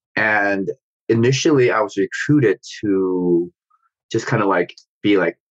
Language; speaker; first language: English; native; English